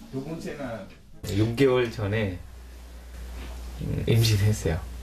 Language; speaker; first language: Korean; non-native, fluent; Sinhala